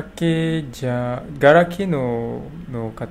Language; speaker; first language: Japanese; non-native, learner; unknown